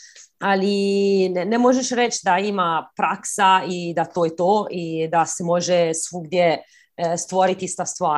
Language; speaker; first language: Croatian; early bilingual, heritage; Croatian